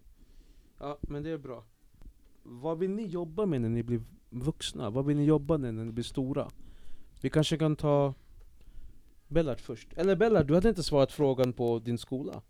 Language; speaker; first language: Swedish; native; Swedish